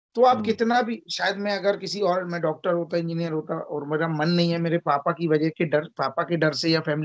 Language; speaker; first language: Hindi; native; Hindi